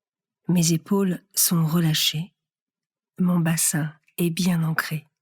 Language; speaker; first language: French; native; French